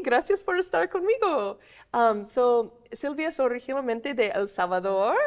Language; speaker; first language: Spanish; non-native, fluent; English